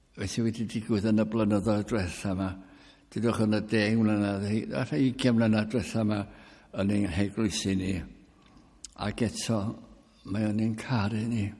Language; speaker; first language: Welsh; early bilingual, heritage; Welsh